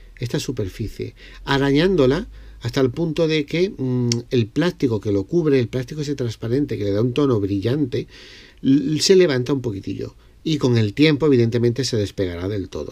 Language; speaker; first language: Spanish; native; Spanish